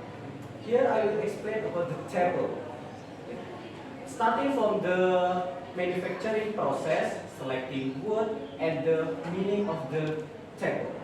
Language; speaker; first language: English; non-native, learner; Indonesian